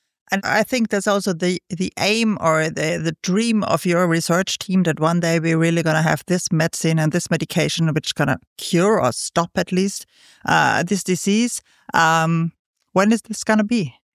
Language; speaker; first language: English; non-native, fluent; German